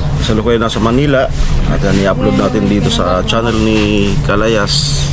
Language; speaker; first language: Filipino; non-native, local second language; Bikol